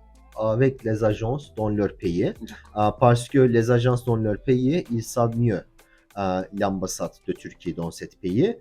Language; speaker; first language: French; non-native, learner; Turkish